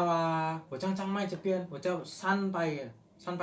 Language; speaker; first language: Chinese; non-native, learner; Indonesian